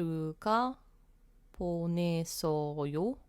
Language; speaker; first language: Korean; non-native, fluent; English